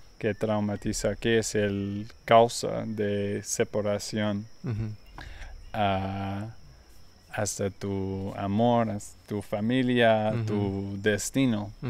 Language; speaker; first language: Spanish; non-native, learner; English